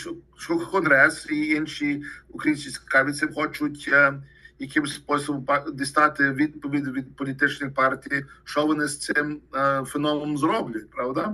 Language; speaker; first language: Ukrainian; early bilingual, heritage; Ukrainian